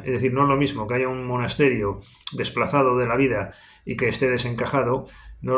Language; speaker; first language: Spanish; native; Spanish